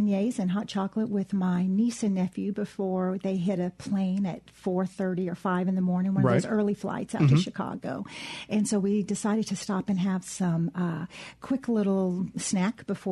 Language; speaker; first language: English; native; English